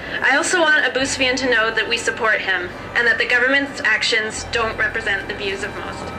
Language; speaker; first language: English; native; English